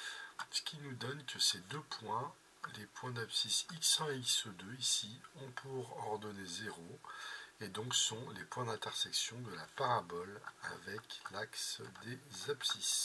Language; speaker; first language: French; native; French